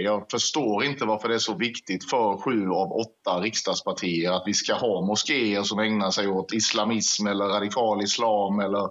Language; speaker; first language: Swedish; native; Swedish